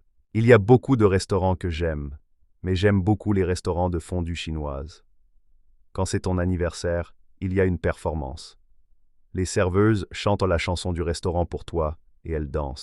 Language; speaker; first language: French; non-native, learner; Chinese